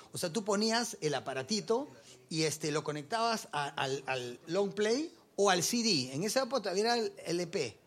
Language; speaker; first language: Spanish; early bilingual, heritage; Spanish